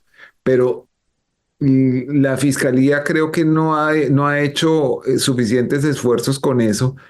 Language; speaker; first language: Spanish; native; Spanish